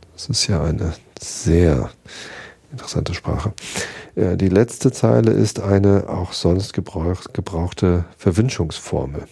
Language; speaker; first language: German; native; German